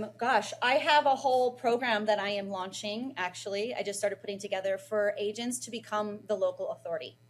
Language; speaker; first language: English; native; English